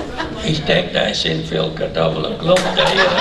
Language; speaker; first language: German; early bilingual, heritage; German